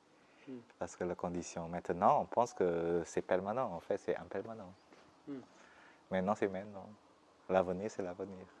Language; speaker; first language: French; non-native, fluent; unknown